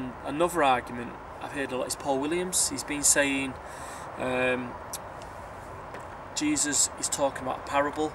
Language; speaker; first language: English; native; English